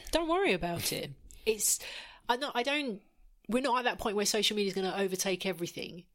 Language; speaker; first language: English; native; English